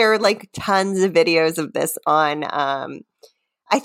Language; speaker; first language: English; native; English